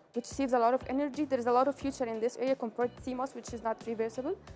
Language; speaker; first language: English; non-native, fluent; Arabic